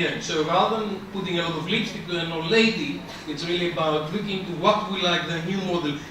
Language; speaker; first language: English; non-native, fluent; Greek